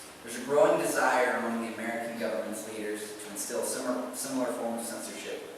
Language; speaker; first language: English; native; English